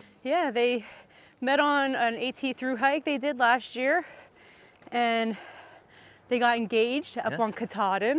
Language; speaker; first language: English; native; English